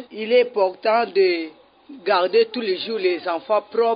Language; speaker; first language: French; non-native, learner; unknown